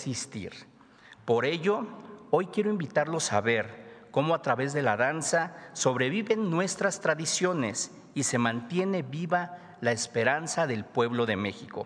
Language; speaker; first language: Spanish; non-native, local second language; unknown